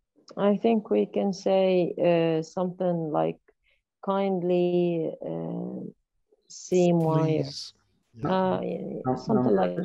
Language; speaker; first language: English; non-native, learner; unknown